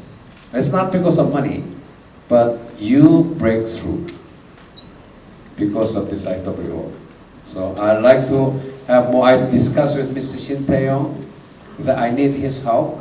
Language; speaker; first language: English; non-native, fluent; Korean